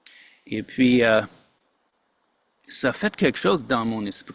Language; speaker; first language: French; non-native, fluent; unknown